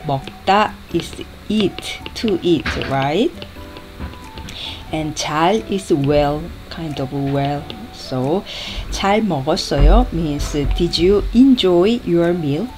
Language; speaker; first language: English; non-native, fluent; Korean